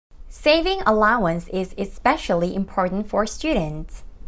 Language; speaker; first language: English; non-native, fluent; Korean